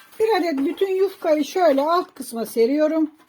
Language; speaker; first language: Turkish; native; Turkish